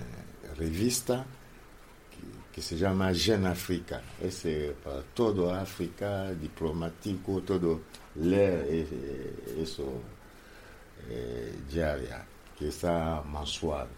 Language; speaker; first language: Spanish; non-native, learner; Lingala